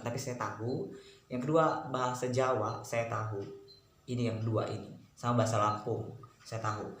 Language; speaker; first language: Indonesian; native; Indonesian